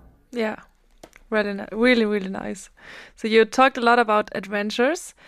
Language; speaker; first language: English; non-native, fluent; German